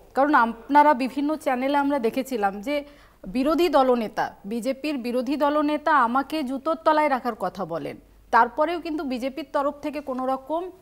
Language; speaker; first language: Bangla; non-native, local second language; Santali